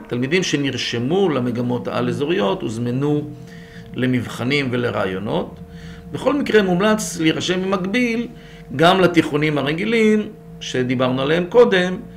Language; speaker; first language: Hebrew; native; Hebrew